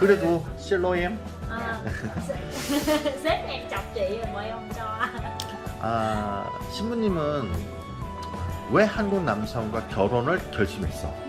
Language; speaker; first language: Korean; non-native, fluent; Vietnamese